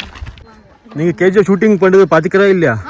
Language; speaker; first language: Tamil; non-native, learner; Kannada